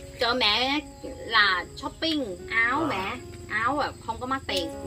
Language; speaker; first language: Vietnamese; non-native, learner; Thai